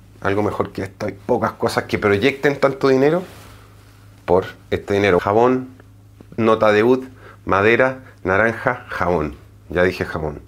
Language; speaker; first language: Spanish; native; Spanish